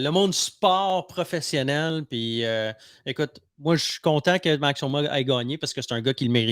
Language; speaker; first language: French; native; French